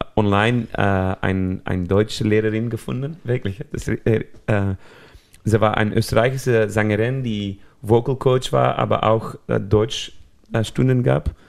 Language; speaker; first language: German; non-native, fluent; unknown